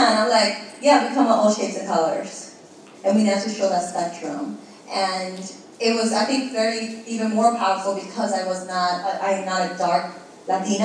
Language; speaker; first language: English; early bilingual, other home language; Spanish